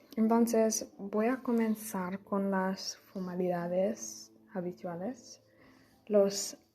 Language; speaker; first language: Spanish; non-native, learner; English